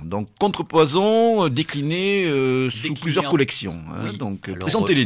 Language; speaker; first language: French; native; French